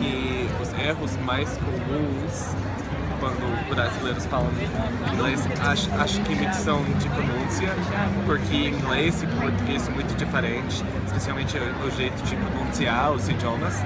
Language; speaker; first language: Portuguese; non-native, fluent; English